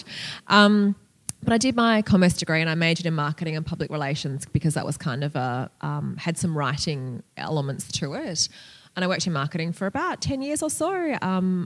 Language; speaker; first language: English; native; English